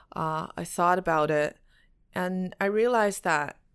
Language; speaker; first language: English; non-native, fluent; Chinese